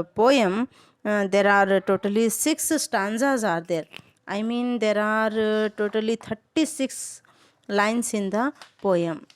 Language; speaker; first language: English; non-native, local second language; Kannada